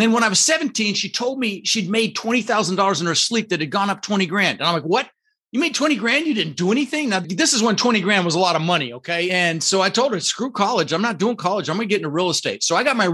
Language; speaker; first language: English; early bilingual, other home language; Dutch